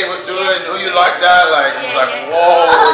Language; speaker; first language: English; non-native, learner; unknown